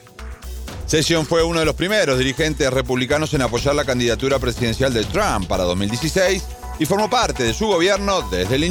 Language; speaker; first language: Spanish; native; Spanish